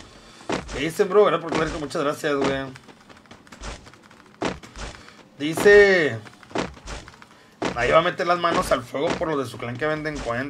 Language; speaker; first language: Spanish; native; Spanish